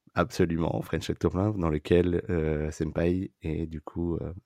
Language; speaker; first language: French; non-native, fluent; Filipino